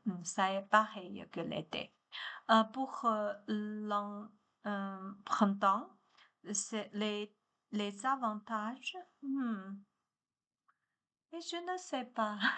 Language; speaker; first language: French; non-native, learner; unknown